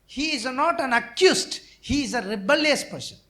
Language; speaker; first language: English; non-native, local second language; Tamil